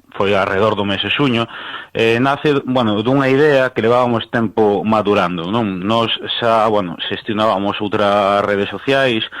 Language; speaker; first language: Galician; native; Galician